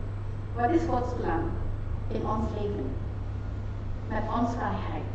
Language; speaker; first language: Dutch; non-native, fluent; Indonesian